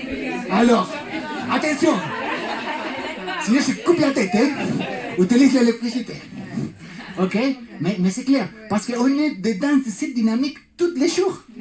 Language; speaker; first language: French; non-native, fluent; Spanish